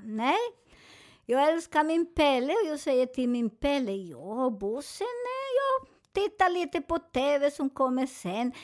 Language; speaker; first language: Swedish; non-native, fluent; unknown